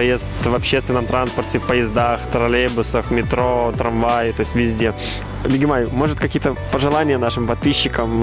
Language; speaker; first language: Russian; native; Russian